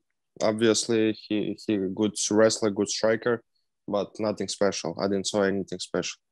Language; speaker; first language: English; non-native, fluent; Russian